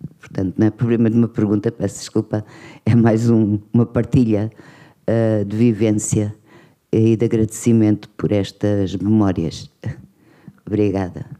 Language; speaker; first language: Portuguese; native; Portuguese